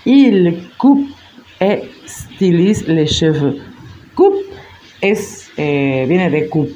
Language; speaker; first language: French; non-native, fluent; Spanish